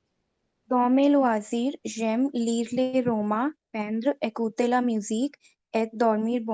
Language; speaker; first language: French; non-native, learner; Hindi